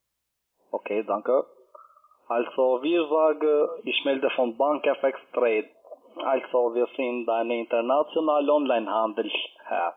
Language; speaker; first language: German; non-native, learner; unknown